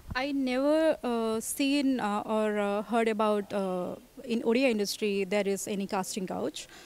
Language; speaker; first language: English; non-native, local second language; Odia